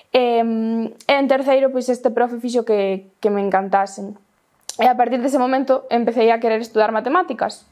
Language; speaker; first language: Galician; non-native, local second language; Spanish